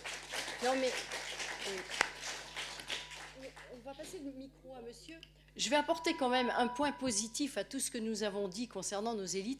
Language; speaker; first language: French; native; French